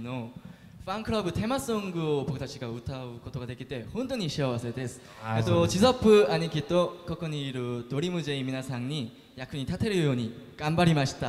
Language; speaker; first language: Japanese; non-native, learner; Korean